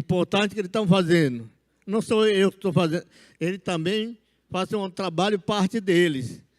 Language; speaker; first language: Portuguese; non-native, local second language; Yanomámi